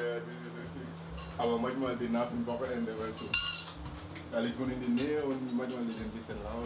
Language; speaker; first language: German; non-native, learner; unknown